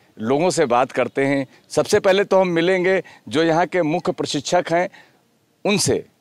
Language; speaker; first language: Hindi; native; Hindi